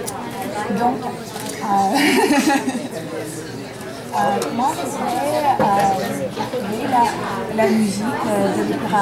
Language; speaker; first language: French; non-native, learner; Russian